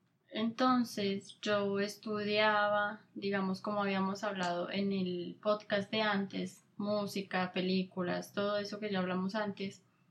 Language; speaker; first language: Spanish; native; Spanish